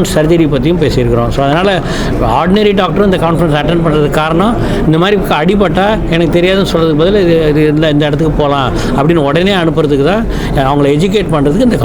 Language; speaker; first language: Tamil; native; Tamil